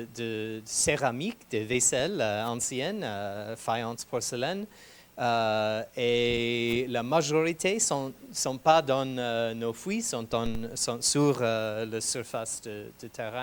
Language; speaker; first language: French; non-native, fluent; English